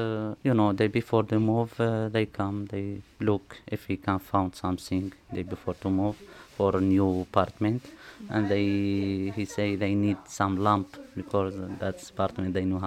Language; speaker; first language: English; non-native, learner; Arabic